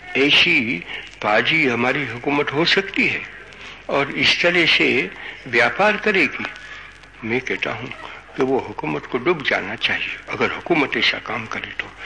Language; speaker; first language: Hindi; non-native, local second language; Gujarati